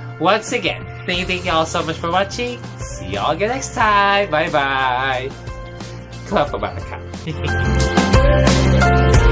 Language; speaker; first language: English; non-native, local second language; Filipino